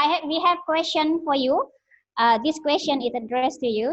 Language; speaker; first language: English; non-native, learner; Indonesian